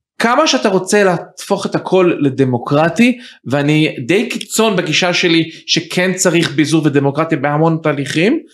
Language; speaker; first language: Hebrew; early bilingual, heritage; Hebrew